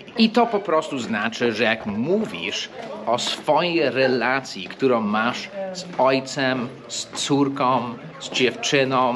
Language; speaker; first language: Polish; non-native, fluent; English